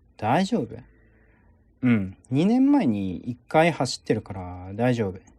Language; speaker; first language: Japanese; native; Japanese